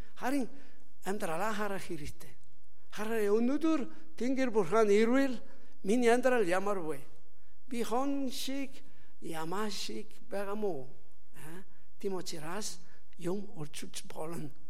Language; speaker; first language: Mongolian; non-native, learner; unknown